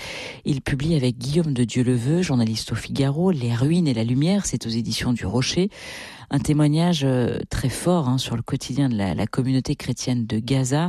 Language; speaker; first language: French; native; French